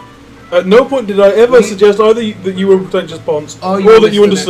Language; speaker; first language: English; native; English